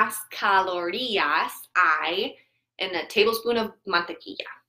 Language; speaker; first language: Spanish; non-native, learner; English